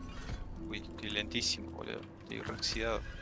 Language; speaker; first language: Spanish; native; Spanish